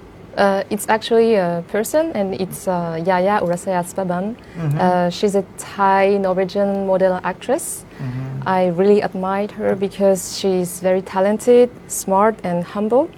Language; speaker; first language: English; non-native, fluent; French